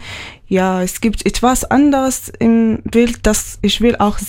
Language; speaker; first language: German; non-native, learner; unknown